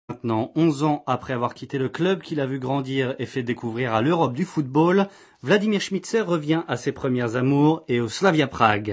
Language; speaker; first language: French; native; French